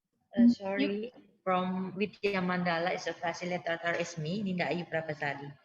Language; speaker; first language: English; non-native, learner; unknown